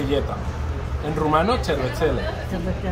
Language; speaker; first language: Spanish; native; Spanish